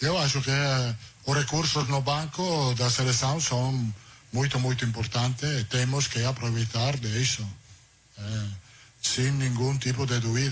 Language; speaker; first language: Portuguese; non-native, fluent; Italian